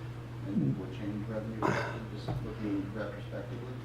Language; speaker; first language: English; native; English